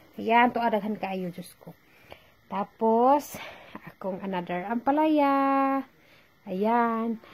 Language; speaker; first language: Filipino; non-native, local second language; Cebuano